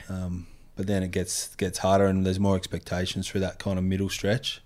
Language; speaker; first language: English; native; English